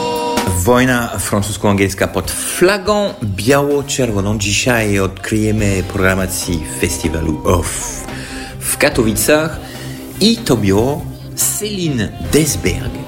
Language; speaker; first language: Polish; non-native, fluent; French